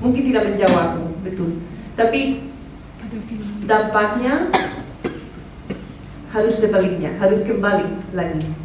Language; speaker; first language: Indonesian; non-native, fluent; Spanish